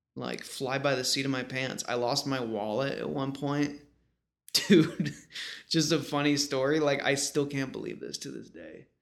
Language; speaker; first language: English; native; English